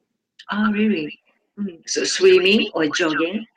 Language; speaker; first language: English; non-native, learner; Japanese